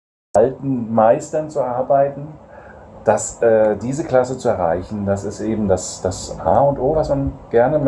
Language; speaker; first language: German; native; German